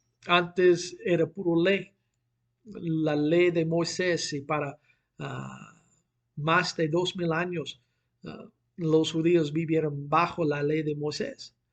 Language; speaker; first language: Spanish; non-native, fluent; English